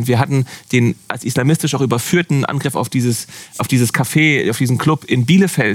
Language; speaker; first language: German; native; German